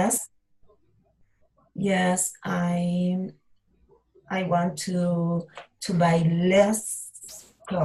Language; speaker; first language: English; non-native, learner; Spanish